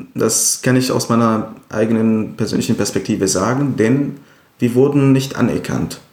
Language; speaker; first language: German; non-native, fluent; Arabic